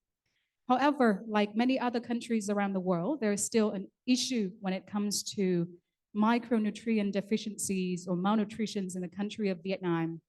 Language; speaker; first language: English; non-native, local second language; Vietnamese